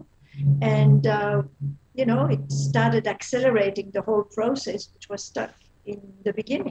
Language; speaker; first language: English; non-native, fluent; Dutch